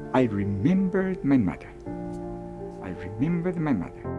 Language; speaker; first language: English; non-native, fluent; Japanese